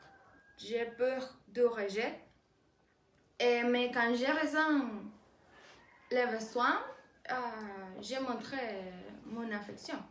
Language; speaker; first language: French; non-native, learner; Spanish